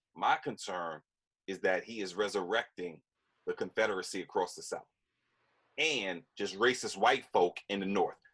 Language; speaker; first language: English; native; English